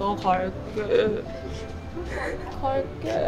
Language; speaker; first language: Korean; native; Korean